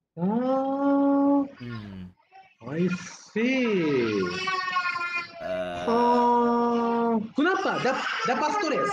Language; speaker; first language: Malay; non-native, learner; Japanese